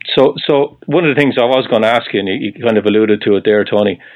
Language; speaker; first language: English; native; English